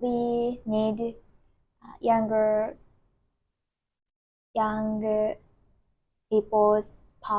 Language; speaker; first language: English; non-native, learner; Japanese